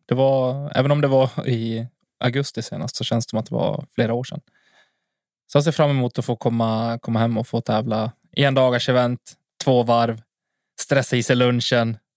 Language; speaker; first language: Swedish; native; Swedish